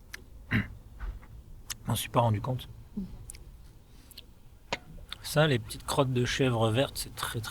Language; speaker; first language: French; native; French